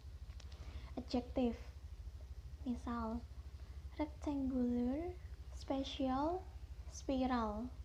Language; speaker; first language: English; non-native, fluent; Indonesian